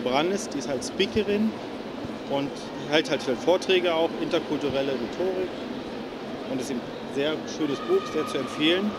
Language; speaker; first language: German; native; German